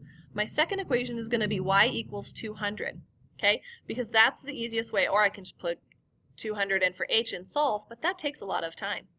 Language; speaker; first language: English; native; English